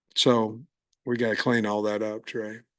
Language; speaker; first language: English; native; English